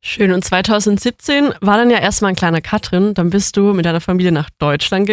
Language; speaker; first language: German; native; German